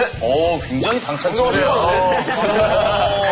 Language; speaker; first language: Korean; native; Korean